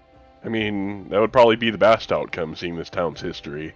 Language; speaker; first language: English; native; English